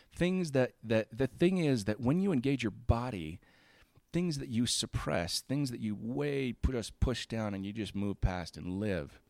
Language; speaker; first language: English; native; English